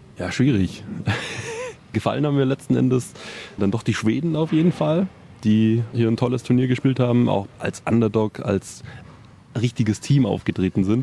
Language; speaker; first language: German; native; German